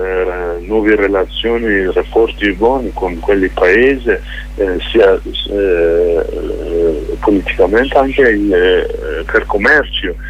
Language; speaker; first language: Italian; non-native, fluent; Kurdish